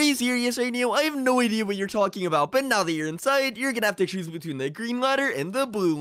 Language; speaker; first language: English; native; English